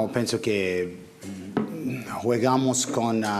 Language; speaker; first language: Spanish; non-native, learner; English